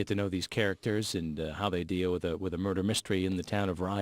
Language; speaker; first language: English; native; English